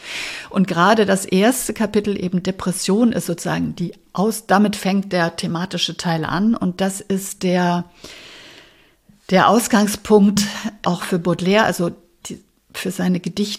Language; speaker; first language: German; native; German